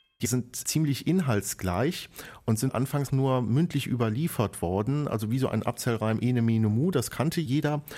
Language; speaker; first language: German; native; German